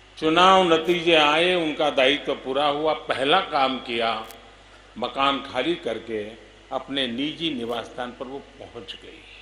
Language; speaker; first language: Hindi; non-native, local second language; Gujarati